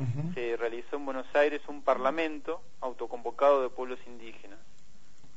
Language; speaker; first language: Spanish; native; Spanish